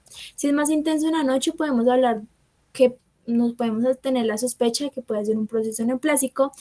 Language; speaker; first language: Spanish; native; Spanish